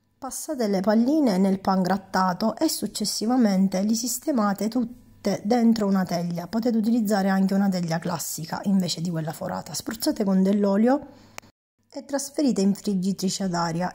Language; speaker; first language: Italian; native; Italian